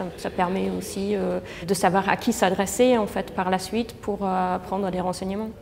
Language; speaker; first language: French; non-native, fluent; German